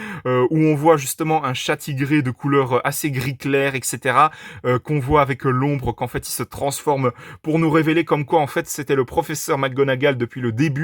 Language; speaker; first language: French; native; French